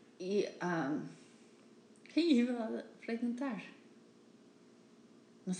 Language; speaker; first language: Spanish; non-native, learner; English